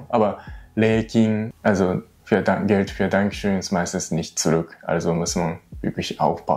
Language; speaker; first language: German; non-native, learner; Japanese